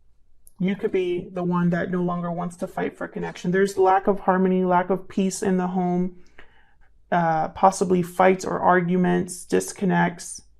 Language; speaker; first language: English; native; English